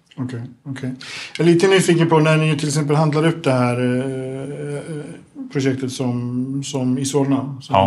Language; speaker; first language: Swedish; native; Swedish